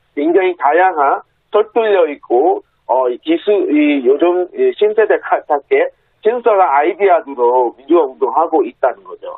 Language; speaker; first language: Korean; non-native, fluent; Burmese